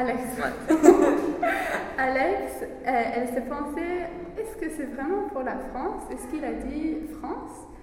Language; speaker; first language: French; non-native, learner; English